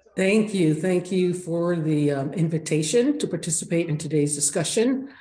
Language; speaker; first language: English; native; English